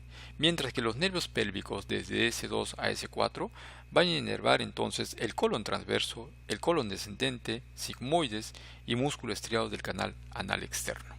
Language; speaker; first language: Spanish; native; Spanish